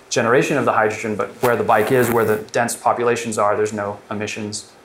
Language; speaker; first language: English; native; English